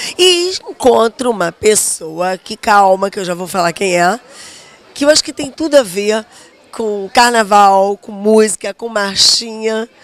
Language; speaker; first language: Portuguese; native; Portuguese